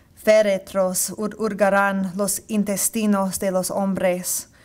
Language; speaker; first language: Spanish; non-native, fluent; English